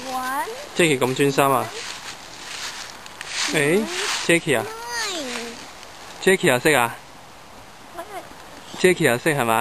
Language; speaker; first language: Cantonese; native; Cantonese